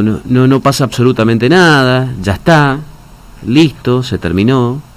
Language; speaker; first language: Spanish; native; Spanish